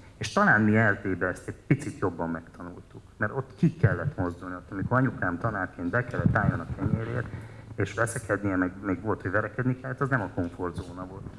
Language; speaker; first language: Hungarian; native; Hungarian